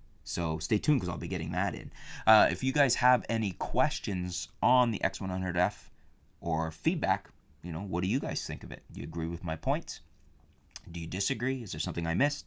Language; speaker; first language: English; native; English